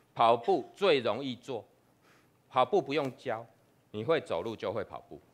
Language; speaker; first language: Chinese; native; Chinese